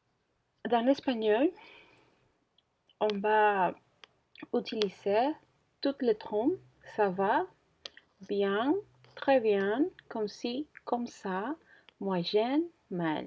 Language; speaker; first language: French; non-native, learner; Spanish